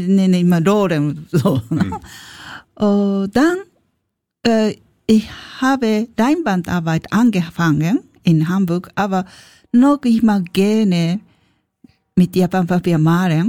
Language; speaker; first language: German; non-native, learner; Japanese